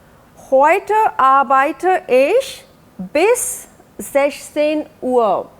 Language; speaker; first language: German; non-native, fluent; Hindi